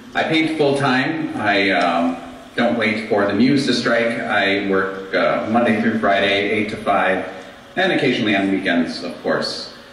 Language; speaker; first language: English; native; English